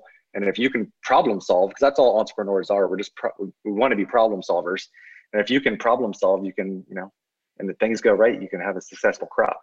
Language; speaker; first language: English; native; English